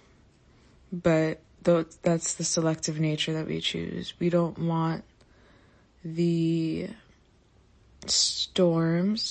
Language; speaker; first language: English; native; English